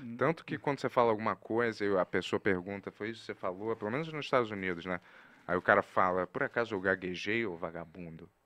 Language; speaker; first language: Portuguese; native; Portuguese